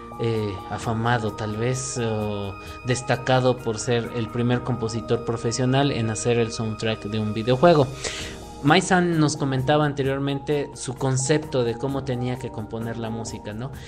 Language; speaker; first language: Spanish; native; Spanish